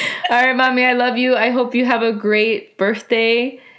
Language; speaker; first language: English; early bilingual, other home language; Spanish